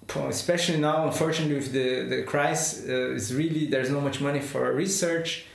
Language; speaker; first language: English; non-native, fluent; Portuguese